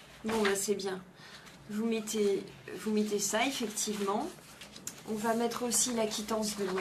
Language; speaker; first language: French; native; French